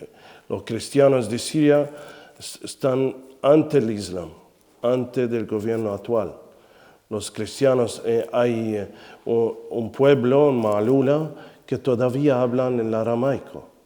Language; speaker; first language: Spanish; non-native, fluent; Arabic